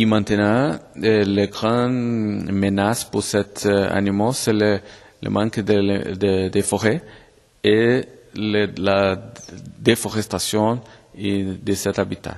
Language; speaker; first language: French; non-native, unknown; Portuguese